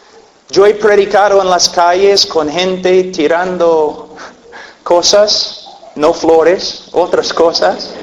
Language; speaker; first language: Spanish; non-native, fluent; English